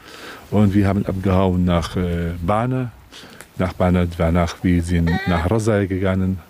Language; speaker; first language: German; non-native, learner; Kurdish